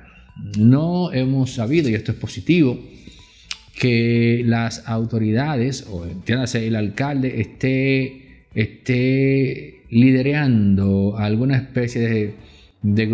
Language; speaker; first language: Spanish; native; Spanish